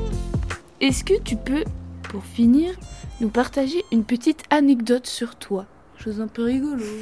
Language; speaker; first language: French; native; French